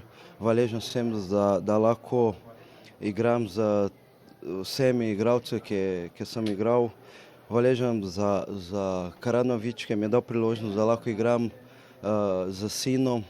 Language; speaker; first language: Slovenian; non-native, learner; Portuguese